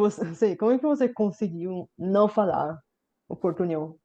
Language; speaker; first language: Portuguese; non-native, fluent; Bulgarian